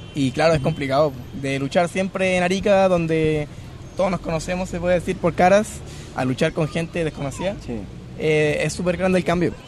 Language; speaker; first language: Spanish; native; Spanish